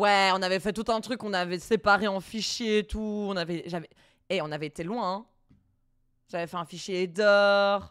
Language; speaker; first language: French; native; French